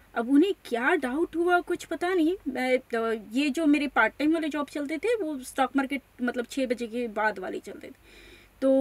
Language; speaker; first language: Hindi; non-native, local second language; Marathi